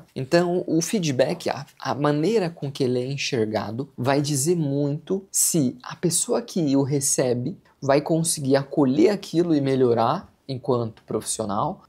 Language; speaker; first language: Portuguese; native; Portuguese